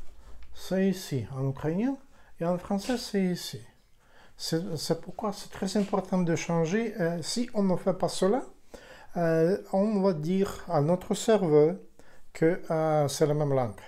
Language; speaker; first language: French; non-native, fluent; Ukrainian